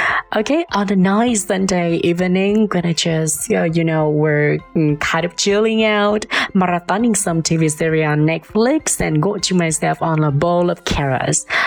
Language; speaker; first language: English; non-native, fluent; Vietnamese